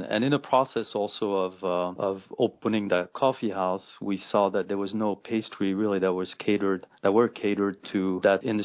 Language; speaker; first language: English; non-native, fluent; French